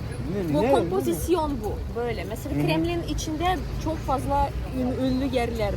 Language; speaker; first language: Turkish; non-native, fluent; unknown